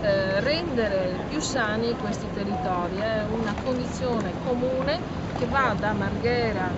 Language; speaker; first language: Italian; native; Italian